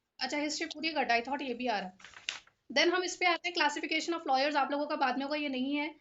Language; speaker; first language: Hindi; native; Hindi